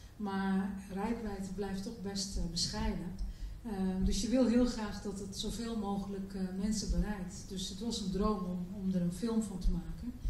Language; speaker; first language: Dutch; early bilingual, other home language; Turkish